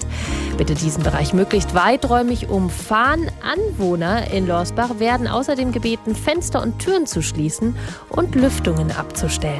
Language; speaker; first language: German; native; German